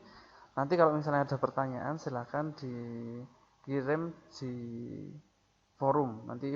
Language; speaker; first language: Indonesian; native; Indonesian